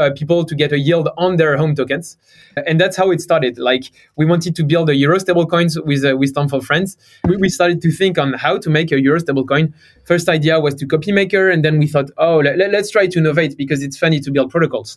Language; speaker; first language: English; non-native, fluent; French